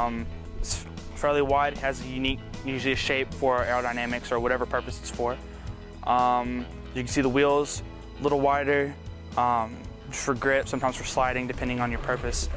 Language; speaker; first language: English; native; English